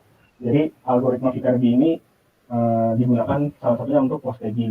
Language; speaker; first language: Indonesian; native; Indonesian